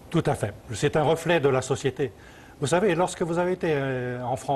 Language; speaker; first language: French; early bilingual, other home language; Chinese